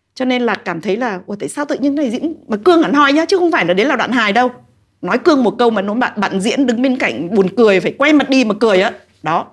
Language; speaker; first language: Vietnamese; native; Vietnamese